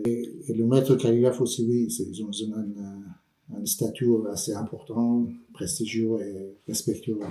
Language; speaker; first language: French; non-native, fluent; Persian